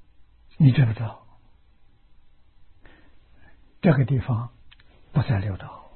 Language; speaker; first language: Chinese; native; Chinese